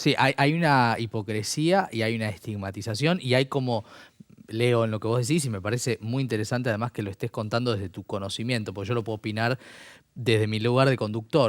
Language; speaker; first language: Spanish; native; Spanish